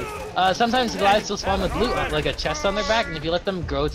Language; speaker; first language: English; native; English